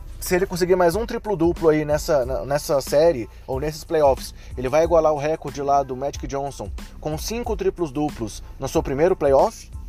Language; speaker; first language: Portuguese; native; Portuguese